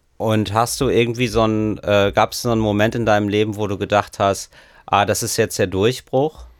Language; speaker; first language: German; native; German